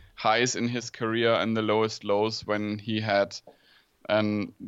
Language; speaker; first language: English; non-native, fluent; German